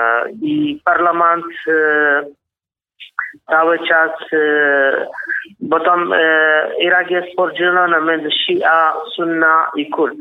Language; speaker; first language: Polish; non-native, learner; Kurdish